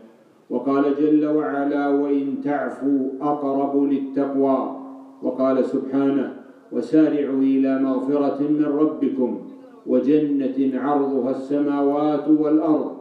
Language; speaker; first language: Arabic; native; Arabic